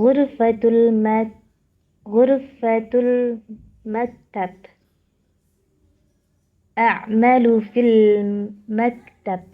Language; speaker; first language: Arabic; non-native, learner; Indonesian